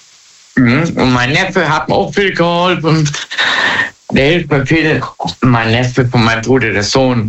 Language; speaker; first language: German; native; German